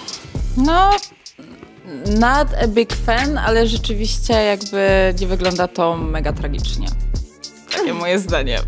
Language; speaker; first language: Polish; native; Polish